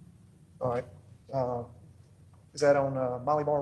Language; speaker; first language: English; native; English